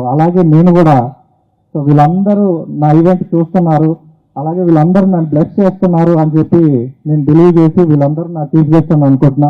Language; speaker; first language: Telugu; native; Telugu